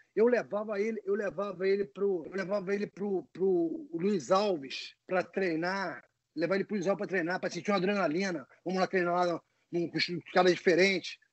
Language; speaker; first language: Portuguese; native; Portuguese